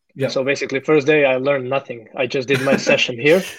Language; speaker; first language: English; non-native, fluent; Croatian